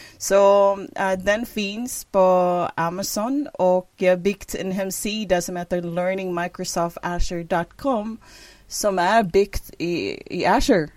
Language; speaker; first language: Swedish; non-native, fluent; Filipino